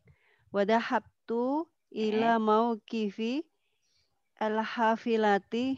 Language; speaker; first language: Arabic; non-native, learner; Indonesian